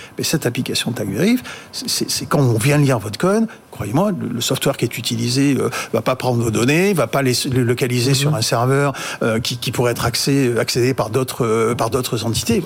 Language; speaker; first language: French; native; French